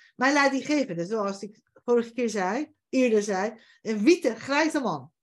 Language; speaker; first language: Dutch; non-native, fluent; Persian